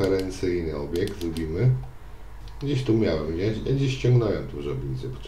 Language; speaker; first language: Polish; native; Polish